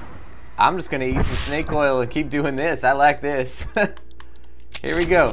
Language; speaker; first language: English; native; English